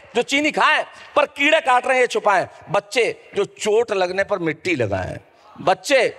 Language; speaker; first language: Hindi; native; Hindi